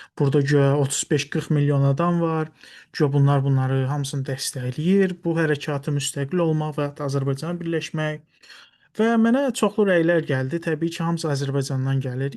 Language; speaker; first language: Azerbaijani; non-native, local second language; Talysh